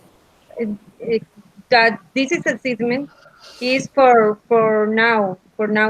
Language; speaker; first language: English; non-native, learner; Spanish